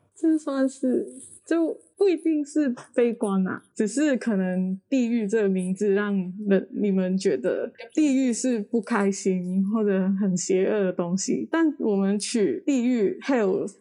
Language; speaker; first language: Chinese; non-native, local second language; Cantonese